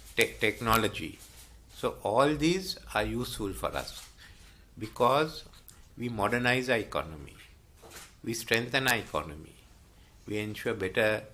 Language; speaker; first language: English; non-native, local second language; Sinhala